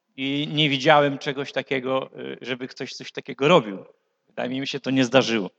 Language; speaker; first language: Polish; native; Polish